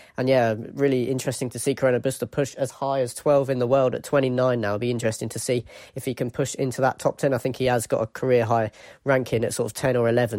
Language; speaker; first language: English; native; English